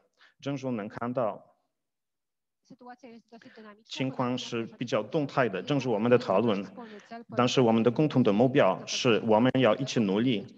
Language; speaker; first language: Chinese; non-native, fluent; Polish